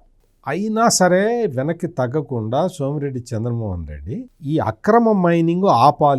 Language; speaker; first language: Telugu; native; Telugu